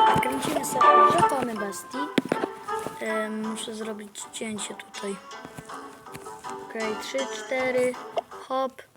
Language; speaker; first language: Polish; native; Polish